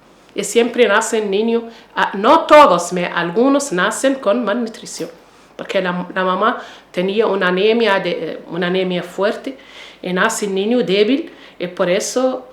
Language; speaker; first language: Spanish; non-native, fluent; Arabic